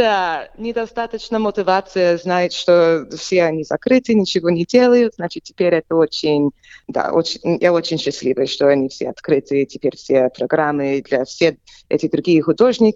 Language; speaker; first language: Russian; early bilingual, heritage; English